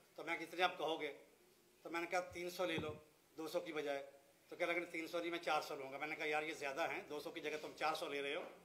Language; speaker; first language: Urdu; non-native, local second language; Punjabi